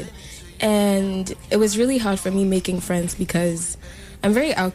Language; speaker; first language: English; non-native, local second language; Akan